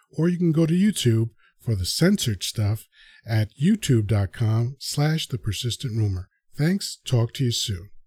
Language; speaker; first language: English; early bilingual, other home language; Spanish